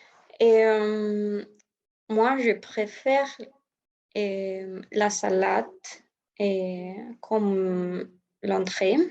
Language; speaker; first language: French; non-native, learner; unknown